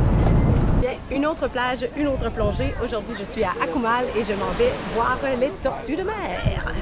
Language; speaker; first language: French; native; French